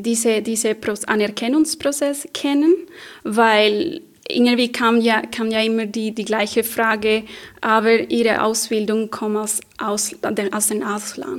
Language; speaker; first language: German; non-native, fluent; Spanish